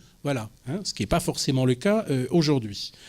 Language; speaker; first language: French; native; French